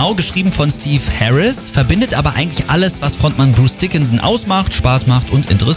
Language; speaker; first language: German; native; German